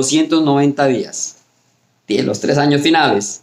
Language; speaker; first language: Spanish; native; Spanish